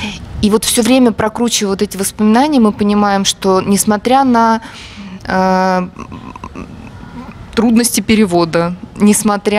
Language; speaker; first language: Russian; native; Russian